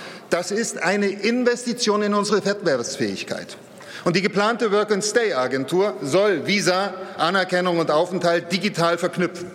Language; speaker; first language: German; native; German